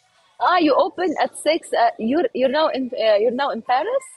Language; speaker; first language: English; non-native, learner; Arabic